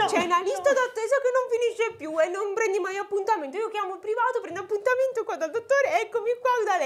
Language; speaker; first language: Italian; native; Italian